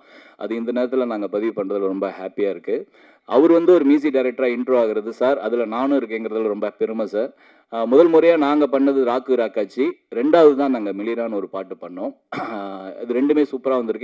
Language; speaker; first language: Tamil; native; Tamil